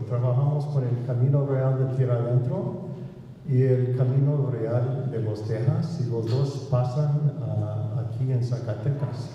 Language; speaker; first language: Spanish; non-native, fluent; English